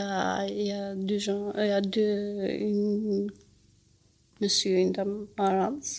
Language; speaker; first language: French; non-native, learner; Albanian